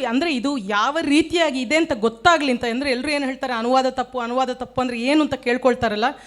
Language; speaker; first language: Kannada; non-native, local second language; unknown